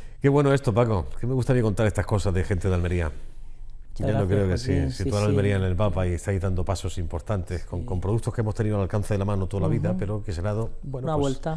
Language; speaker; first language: Spanish; native; Spanish